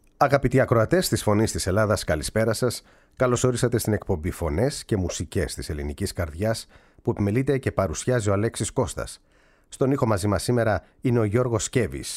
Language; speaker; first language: Greek; native; Greek